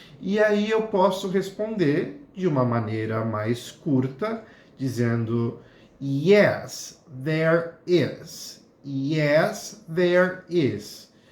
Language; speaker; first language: Portuguese; native; Portuguese